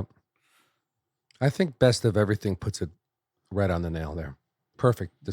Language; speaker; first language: English; native; English